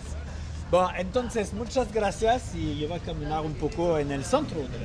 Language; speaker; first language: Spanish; non-native, learner; French